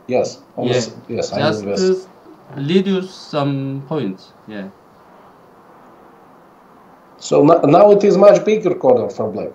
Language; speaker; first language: English; non-native, fluent; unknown